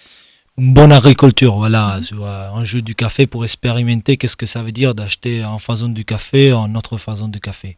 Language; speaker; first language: French; non-native, fluent; Italian